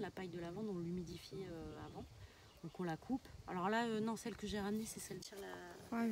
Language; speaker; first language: French; native; French